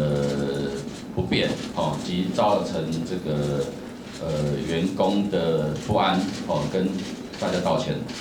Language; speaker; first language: Chinese; native; Chinese